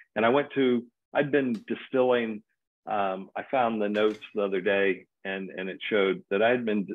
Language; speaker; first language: English; native; English